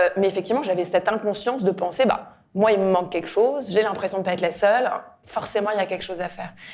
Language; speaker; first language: French; native; French